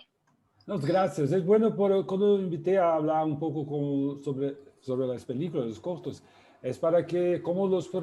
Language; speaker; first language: Spanish; non-native, fluent; Portuguese